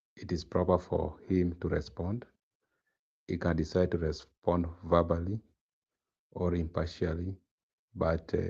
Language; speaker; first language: English; non-native, local second language; Swahili